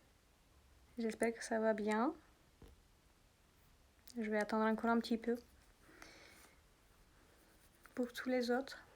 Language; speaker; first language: French; native; French